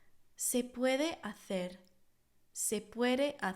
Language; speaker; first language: Spanish; non-native, fluent; English